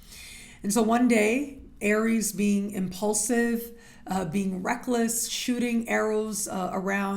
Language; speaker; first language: English; native; English